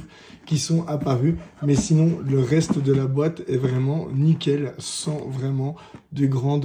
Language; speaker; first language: French; native; French